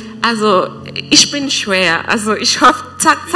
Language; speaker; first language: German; non-native, learner; English